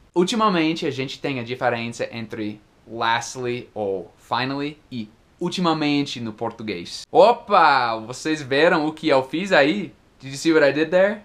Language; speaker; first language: Portuguese; non-native, fluent; English